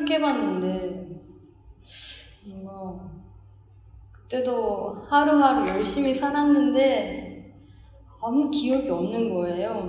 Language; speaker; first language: Korean; non-native, fluent; Japanese